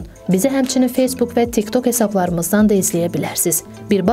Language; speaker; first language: Azerbaijani; native; Azerbaijani